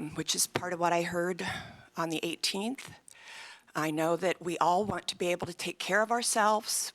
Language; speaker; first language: English; native; English